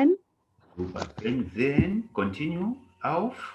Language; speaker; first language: German; non-native, fluent; English